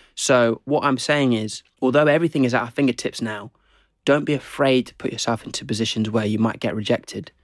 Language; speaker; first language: English; native; English